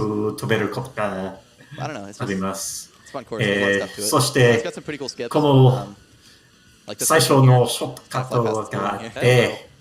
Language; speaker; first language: Japanese; non-native, learner; English